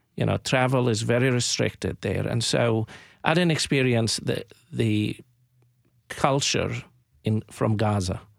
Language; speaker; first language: English; non-native, fluent; Arabic